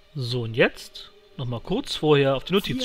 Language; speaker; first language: German; native; German